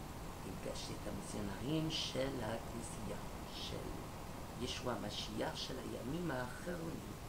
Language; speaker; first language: Hebrew; non-native, learner; French